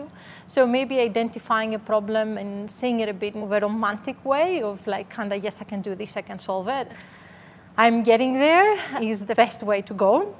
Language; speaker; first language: English; non-native, fluent; Greek